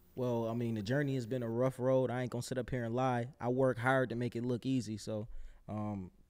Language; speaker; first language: English; native; English